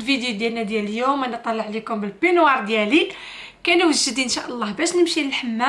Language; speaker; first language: Arabic; native; Arabic